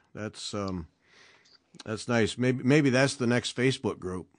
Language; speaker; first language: English; native; English